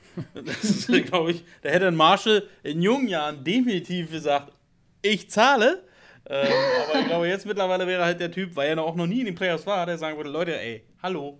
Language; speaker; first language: German; native; German